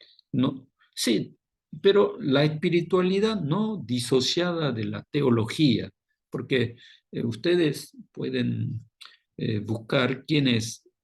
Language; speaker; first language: Spanish; non-native, fluent; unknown